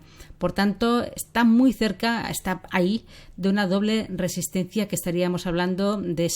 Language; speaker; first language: Spanish; native; Spanish